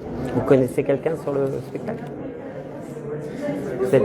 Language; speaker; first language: French; native; French